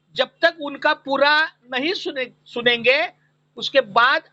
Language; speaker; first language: Hindi; non-native, local second language; Marathi